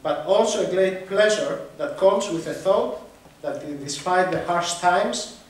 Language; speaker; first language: English; non-native, fluent; Greek